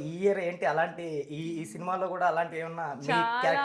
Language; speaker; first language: Telugu; native; Telugu